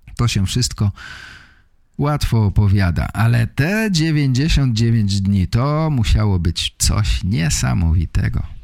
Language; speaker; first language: Polish; native; Polish